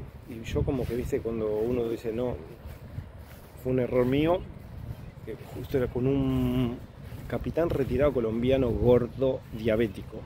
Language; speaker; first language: Spanish; native; Spanish